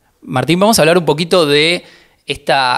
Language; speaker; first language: Spanish; native; Spanish